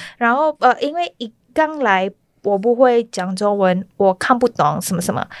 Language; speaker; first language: Chinese; non-native, learner; Malay